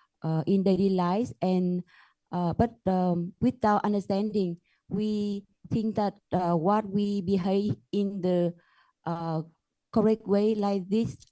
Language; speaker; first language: English; non-native, learner; Vietnamese